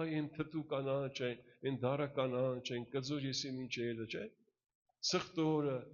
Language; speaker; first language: Armenian; early bilingual, heritage; Russian